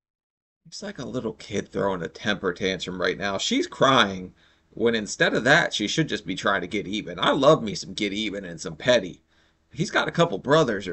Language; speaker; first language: English; native; English